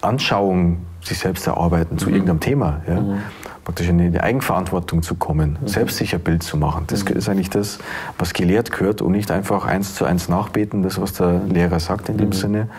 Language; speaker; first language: German; native; German